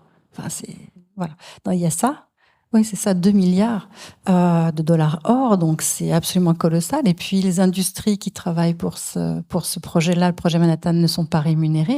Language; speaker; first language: French; native; French